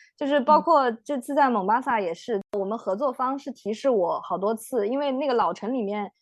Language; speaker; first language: Chinese; native; Chinese